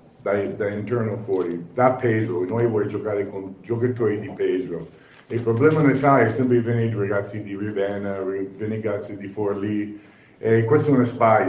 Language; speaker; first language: Italian; non-native, learner; English